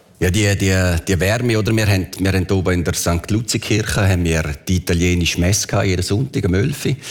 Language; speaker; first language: German; early bilingual, other home language; Italian